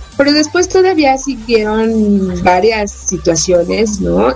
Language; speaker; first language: Spanish; native; Spanish